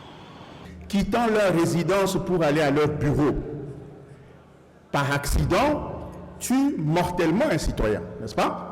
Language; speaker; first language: French; native; French